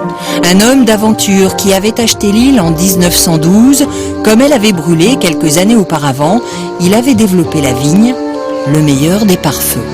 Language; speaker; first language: French; native; French